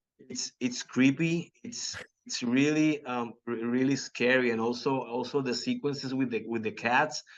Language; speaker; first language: English; non-native, local second language; Spanish